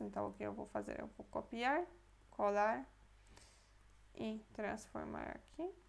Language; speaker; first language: Portuguese; non-native, fluent; Polish